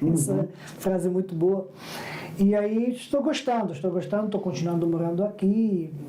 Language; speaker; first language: Portuguese; non-native, fluent; Serbian